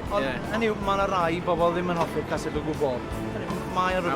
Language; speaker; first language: Welsh; native; Welsh